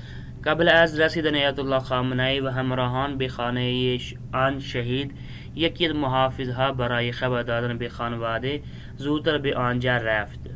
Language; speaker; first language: Persian; non-native, fluent; Urdu